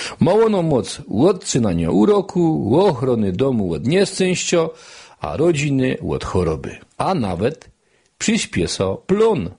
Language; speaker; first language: Polish; native; Polish